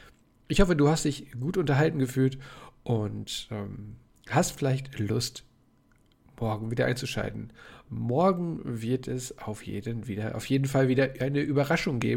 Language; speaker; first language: German; native; German